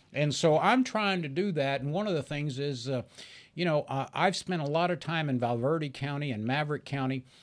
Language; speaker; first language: English; early bilingual, other home language; Spanish